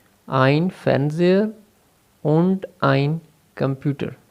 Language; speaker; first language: German; non-native, fluent; Urdu